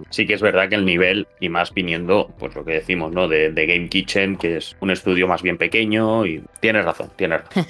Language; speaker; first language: Spanish; native; Spanish